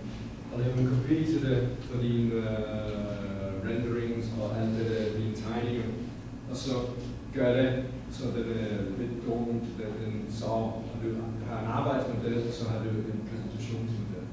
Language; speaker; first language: Danish; non-native, fluent; English